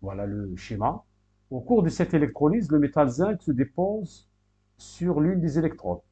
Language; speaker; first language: French; non-native, local second language; Arabic